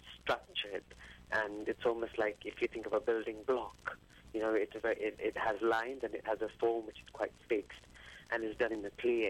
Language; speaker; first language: English; native; English